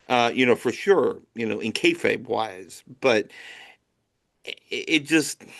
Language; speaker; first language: English; native; English